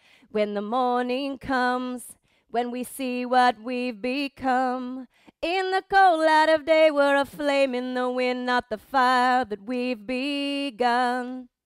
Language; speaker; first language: English; native; English